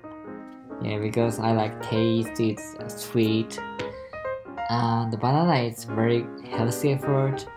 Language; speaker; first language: English; non-native, learner; Japanese